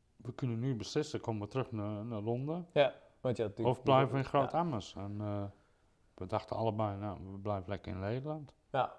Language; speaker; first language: Dutch; non-native, fluent; English